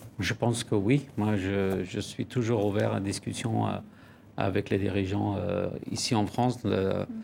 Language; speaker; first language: French; non-native, fluent; Persian